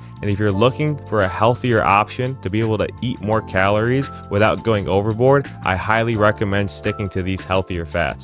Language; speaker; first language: English; native; English